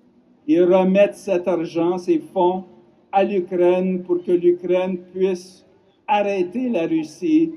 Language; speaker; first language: French; non-native, local second language; Ukrainian